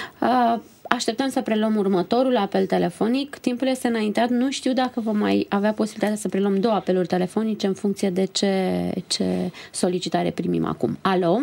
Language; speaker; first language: Romanian; native; Romanian